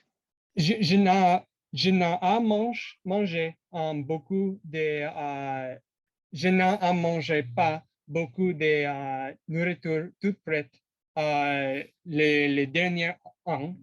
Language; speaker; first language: French; non-native, learner; English